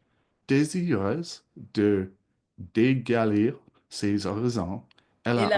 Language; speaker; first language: French; non-native, local second language; English